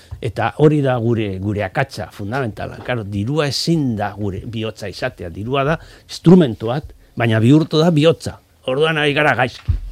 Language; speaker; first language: Basque; non-native, local second language; Spanish